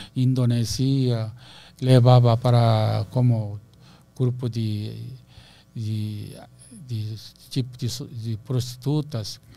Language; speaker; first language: Portuguese; non-native, learner; Korean